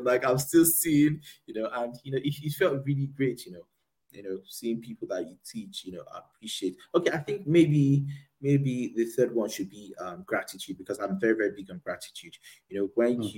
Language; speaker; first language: English; non-native, local second language; Yoruba